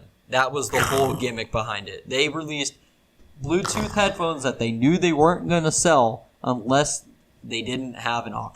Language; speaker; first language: English; native; English